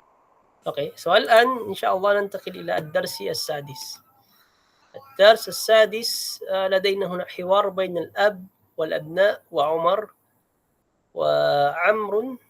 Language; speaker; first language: Arabic; non-native, fluent; Filipino